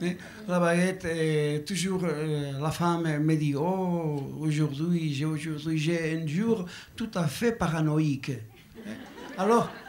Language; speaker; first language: French; non-native, learner; Basque